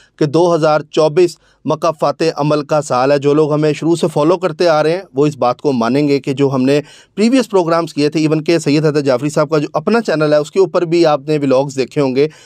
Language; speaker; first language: Urdu; native; Urdu